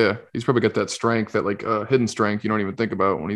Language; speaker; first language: English; native; English